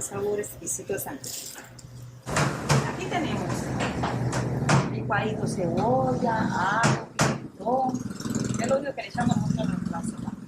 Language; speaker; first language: Spanish; native; Spanish